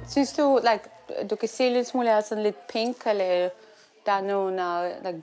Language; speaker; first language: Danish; non-native, learner; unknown